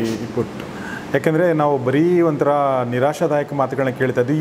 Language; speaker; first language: Kannada; native; Kannada